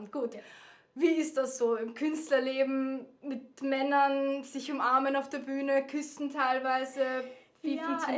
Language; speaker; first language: German; native; German